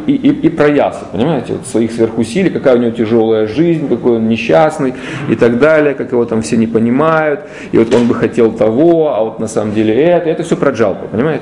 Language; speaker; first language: Russian; native; Russian